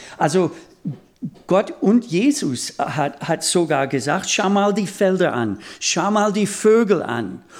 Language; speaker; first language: German; non-native, fluent; English